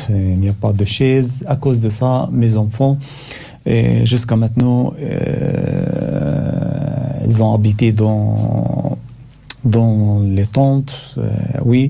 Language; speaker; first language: French; non-native, learner; Arabic